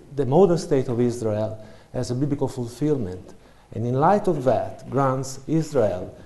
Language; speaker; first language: English; non-native, fluent; Italian